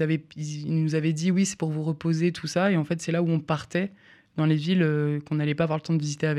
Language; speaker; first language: French; native; French